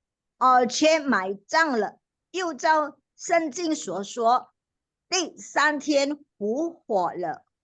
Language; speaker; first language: Chinese; non-native, learner; Indonesian